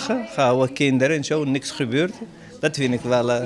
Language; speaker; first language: Dutch; non-native, learner; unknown